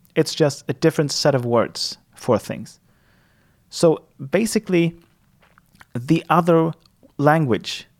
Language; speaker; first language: English; non-native, fluent; Swedish